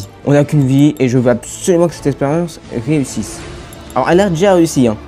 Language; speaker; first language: French; native; French